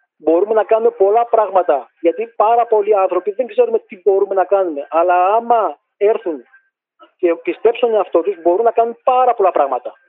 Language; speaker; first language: Greek; native; Greek